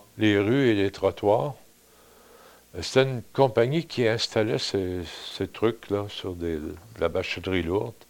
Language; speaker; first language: French; native; French